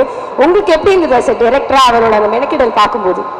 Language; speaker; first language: Tamil; native; Tamil